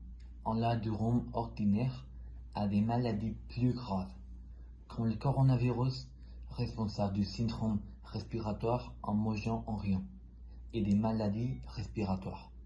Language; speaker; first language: French; non-native, learner; Spanish